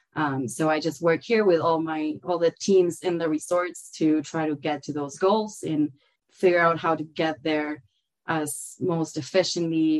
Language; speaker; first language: English; non-native, fluent; Spanish